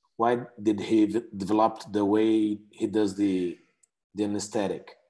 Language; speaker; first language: English; non-native, fluent; Portuguese